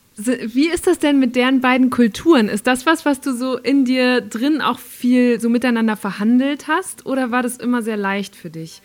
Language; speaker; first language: German; native; German